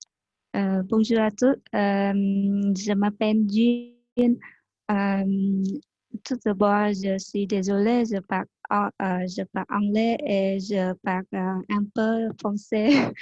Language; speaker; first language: French; non-native, learner; Vietnamese